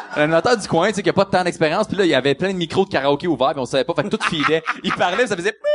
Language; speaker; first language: French; native; French